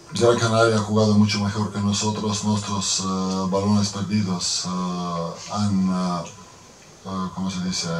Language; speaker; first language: Spanish; non-native, fluent; Croatian